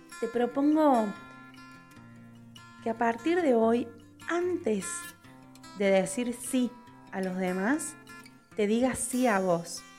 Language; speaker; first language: Spanish; native; Spanish